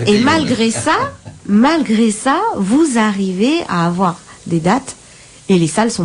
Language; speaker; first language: French; native; French